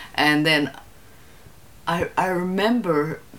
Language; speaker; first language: English; native; English